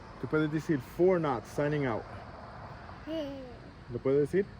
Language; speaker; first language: Spanish; early bilingual, heritage; Spanish